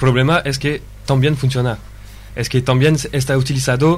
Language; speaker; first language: Spanish; non-native, fluent; French